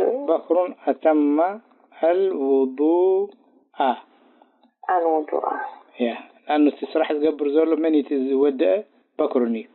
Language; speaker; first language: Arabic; non-native, fluent; Tigrinya